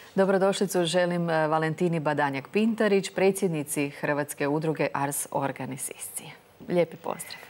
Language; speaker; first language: Croatian; native; Croatian